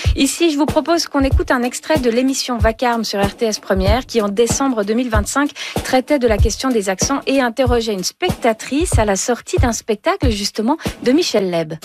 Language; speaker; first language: French; native; French